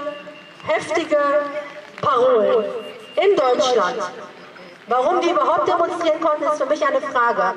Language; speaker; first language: German; early bilingual, other home language; Persian